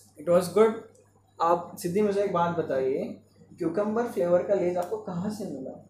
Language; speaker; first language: Hindi; non-native, local second language; Marathi